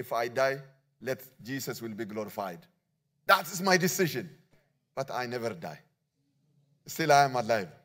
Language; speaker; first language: English; non-native, learner; Amharic